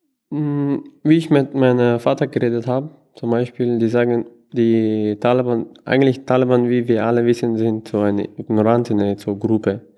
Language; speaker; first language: German; non-native, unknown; Persian